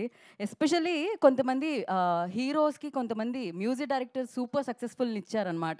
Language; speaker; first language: Telugu; native; Telugu